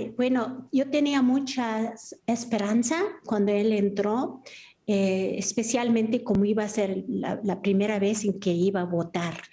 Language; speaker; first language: Spanish; early bilingual, heritage; Spanish